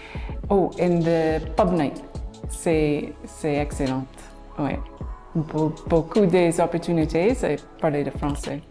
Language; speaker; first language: French; non-native, learner; English